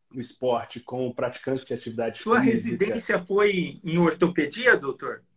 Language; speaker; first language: Portuguese; native; Portuguese